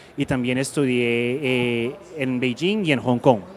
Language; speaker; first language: Spanish; early bilingual, heritage; Spanish